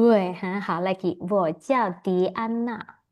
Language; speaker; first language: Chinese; non-native, fluent; Indonesian